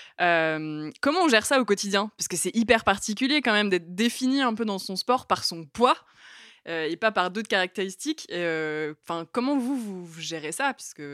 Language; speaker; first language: French; native; French